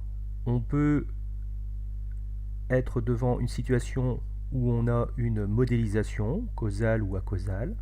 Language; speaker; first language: French; native; French